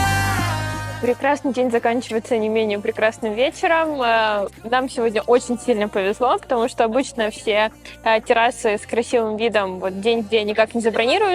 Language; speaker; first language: Russian; native; Russian